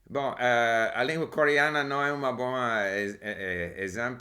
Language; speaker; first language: Portuguese; non-native, learner; English